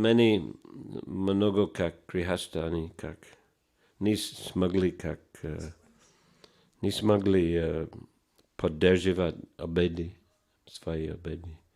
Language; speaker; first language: Russian; non-native, fluent; English